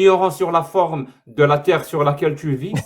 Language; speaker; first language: French; native; French